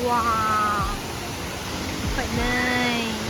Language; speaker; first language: English; non-native, local second language; Malay